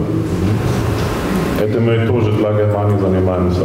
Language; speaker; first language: Russian; non-native, fluent; German